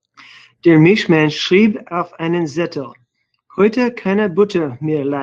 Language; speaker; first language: German; non-native, learner; English